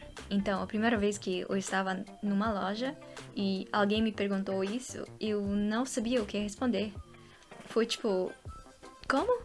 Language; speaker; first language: Portuguese; non-native, fluent; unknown